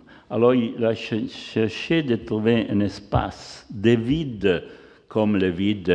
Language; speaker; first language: French; non-native, fluent; Italian